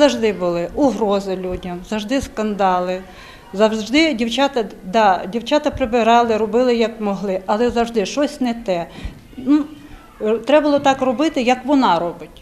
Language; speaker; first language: Ukrainian; native; Ukrainian